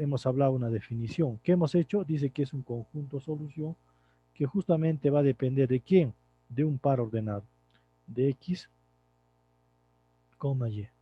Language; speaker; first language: Spanish; native; Spanish